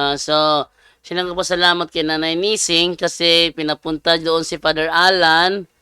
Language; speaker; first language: Filipino; non-native, local second language; Cebuano